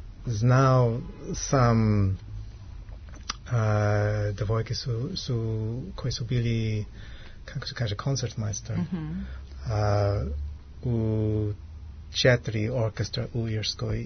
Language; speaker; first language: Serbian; non-native, learner; English